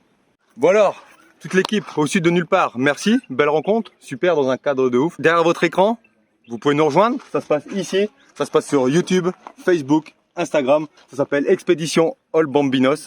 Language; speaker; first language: French; native; French